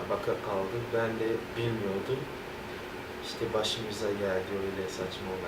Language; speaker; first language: Turkish; non-native, fluent; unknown